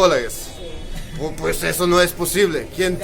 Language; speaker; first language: Spanish; non-native, learner; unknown